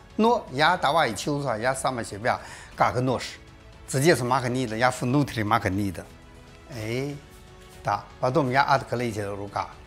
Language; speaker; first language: Russian; non-native, learner; Chinese